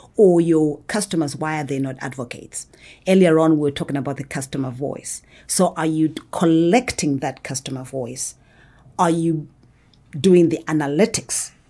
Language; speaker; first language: English; non-native, local second language; Shona